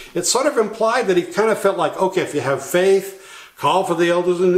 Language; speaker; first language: English; native; English